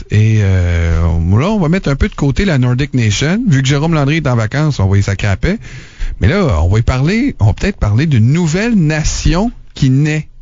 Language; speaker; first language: French; native; French